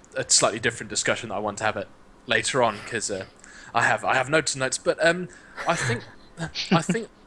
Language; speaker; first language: English; native; English